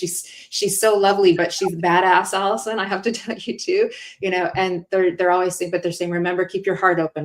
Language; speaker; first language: English; native; English